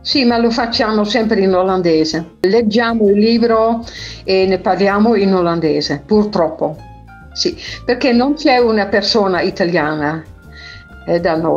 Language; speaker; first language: Italian; non-native, fluent; Dutch